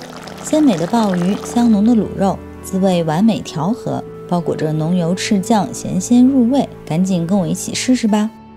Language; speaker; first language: Chinese; native; Chinese